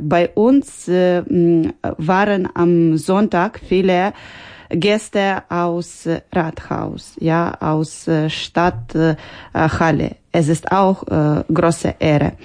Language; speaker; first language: German; non-native, learner; Ukrainian